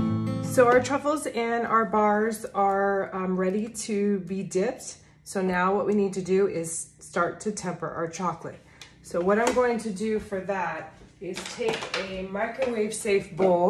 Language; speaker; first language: English; native; English